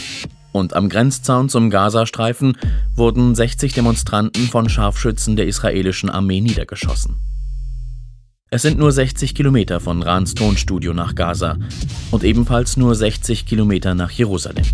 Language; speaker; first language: German; native; German